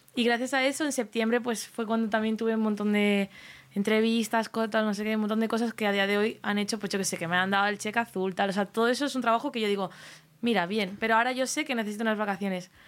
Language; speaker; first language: Spanish; native; Spanish